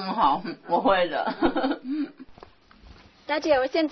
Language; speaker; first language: Chinese; non-native, learner; English